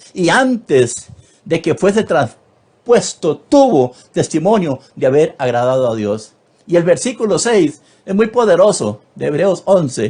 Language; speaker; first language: Spanish; native; Spanish